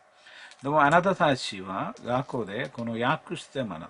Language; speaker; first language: Japanese; non-native, learner; Malayalam